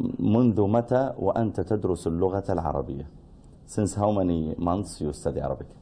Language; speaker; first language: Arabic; native; Arabic